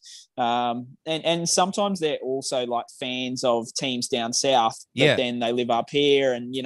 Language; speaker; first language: English; native; English